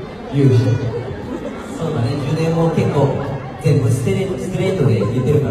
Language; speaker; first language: Japanese; non-native, fluent; Korean